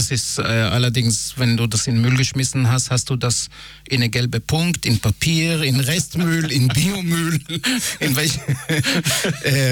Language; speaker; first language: German; non-native, fluent; Hebrew